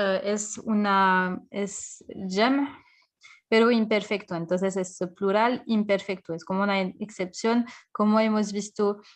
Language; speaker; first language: Spanish; non-native, fluent; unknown